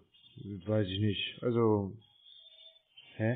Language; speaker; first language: German; native; German